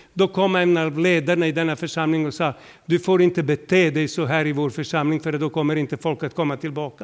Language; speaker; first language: Swedish; non-native, fluent; Serbian